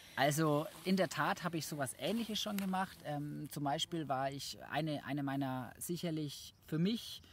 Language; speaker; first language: German; native; German